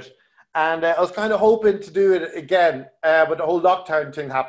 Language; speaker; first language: English; native; English